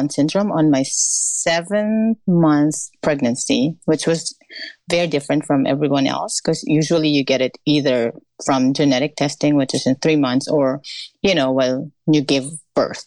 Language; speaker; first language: English; non-native, local second language; Filipino